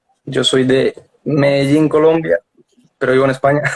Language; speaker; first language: Spanish; native; Spanish